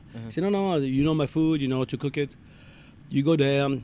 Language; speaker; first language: English; non-native, fluent; French